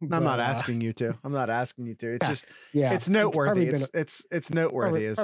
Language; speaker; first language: English; native; English